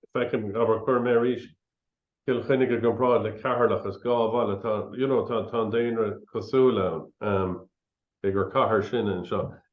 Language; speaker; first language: Irish; non-native, local second language; English